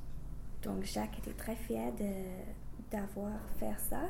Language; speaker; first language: French; non-native, learner; English